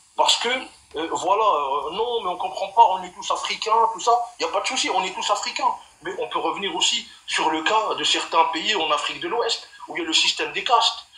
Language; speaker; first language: French; early bilingual, other home language; Arabic